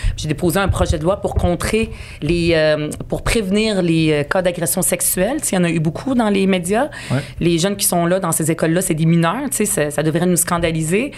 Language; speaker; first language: French; early bilingual, other home language; Arabic